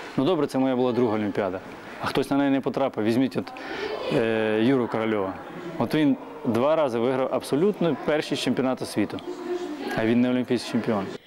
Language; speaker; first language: Ukrainian; native; Ukrainian